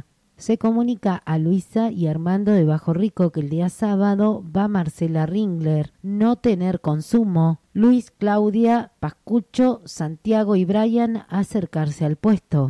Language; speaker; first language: Spanish; native; Spanish